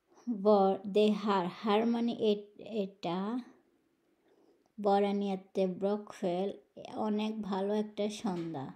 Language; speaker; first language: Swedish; non-native, fluent; Bangla